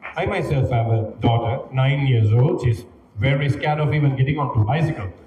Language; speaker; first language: English; non-native, local second language; Sinhala